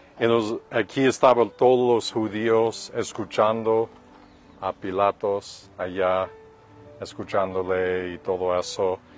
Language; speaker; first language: Spanish; non-native, fluent; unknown